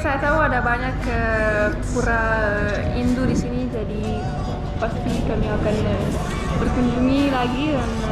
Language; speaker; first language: Indonesian; non-native, fluent; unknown